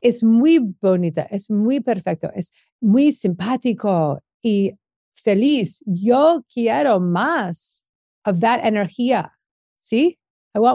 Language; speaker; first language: Spanish; non-native, learner; English